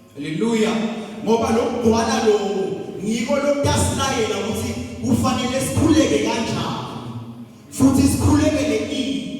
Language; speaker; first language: Zulu; non-native, local second language; Swati